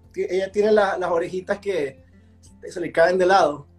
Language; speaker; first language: Spanish; early bilingual, heritage; Spanish